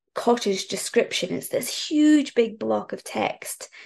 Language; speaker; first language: English; native; English